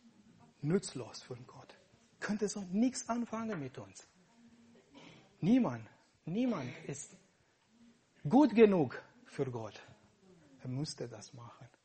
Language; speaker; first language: German; non-native, fluent; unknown